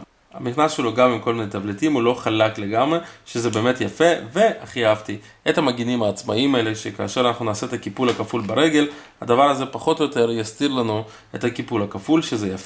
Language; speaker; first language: Hebrew; native; Hebrew